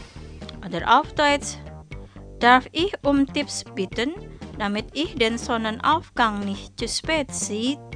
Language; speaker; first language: German; non-native, fluent; Indonesian